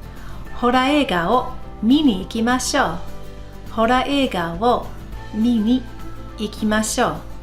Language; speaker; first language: Japanese; non-native, fluent; English